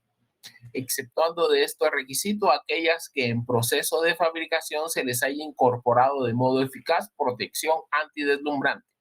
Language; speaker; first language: Spanish; native; Spanish